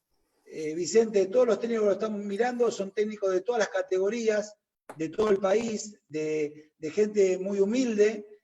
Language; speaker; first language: Spanish; native; Spanish